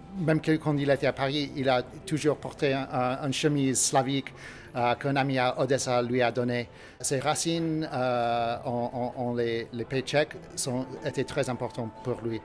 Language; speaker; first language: French; non-native, learner; English